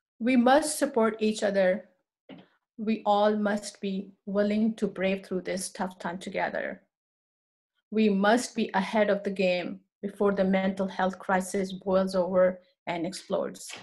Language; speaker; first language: English; non-native, local second language; Urdu